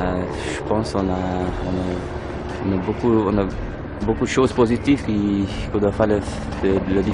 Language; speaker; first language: French; non-native, fluent; Hungarian